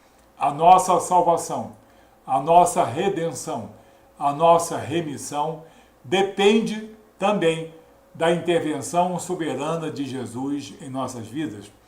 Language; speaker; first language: Portuguese; native; Portuguese